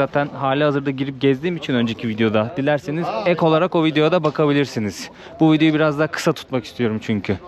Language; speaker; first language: Turkish; native; Turkish